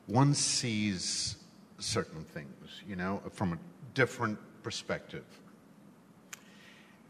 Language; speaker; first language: English; non-native, local second language; Gujarati